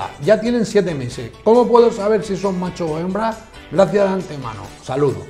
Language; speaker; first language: Spanish; native; Spanish